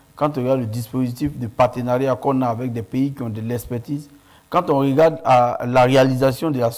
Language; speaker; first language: French; non-native, local second language; Mandingo